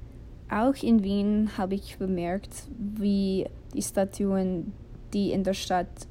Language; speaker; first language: German; non-native, learner; English